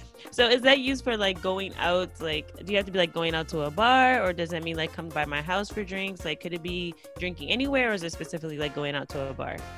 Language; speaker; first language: English; native; English